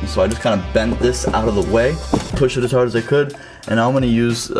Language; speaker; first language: English; native; English